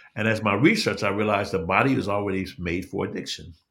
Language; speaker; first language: English; native; English